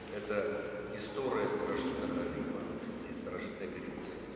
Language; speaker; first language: Russian; non-native, local second language; Belarusian